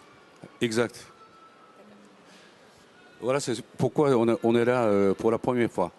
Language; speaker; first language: French; non-native, fluent; Japanese